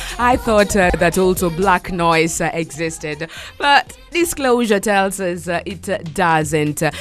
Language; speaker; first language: English; non-native, local second language; Luo (Kenya and Tanzania)